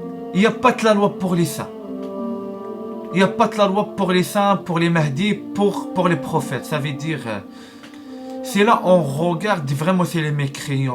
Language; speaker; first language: French; non-native, learner; Arabic